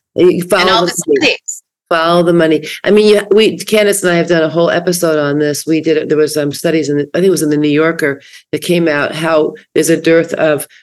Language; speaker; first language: English; native; English